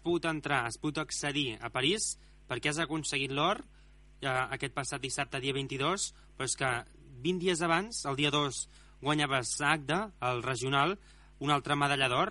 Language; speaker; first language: Catalan; native; Catalan